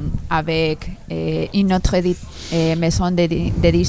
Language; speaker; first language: French; non-native, learner; Spanish